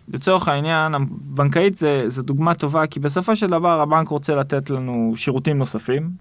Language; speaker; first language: Hebrew; native; Hebrew